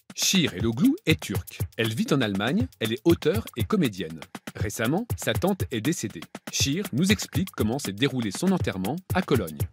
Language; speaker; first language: French; native; French